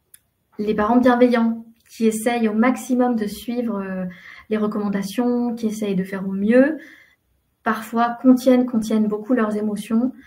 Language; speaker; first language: French; native; French